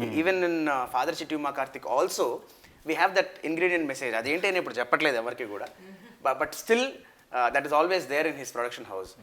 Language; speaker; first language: Telugu; native; Telugu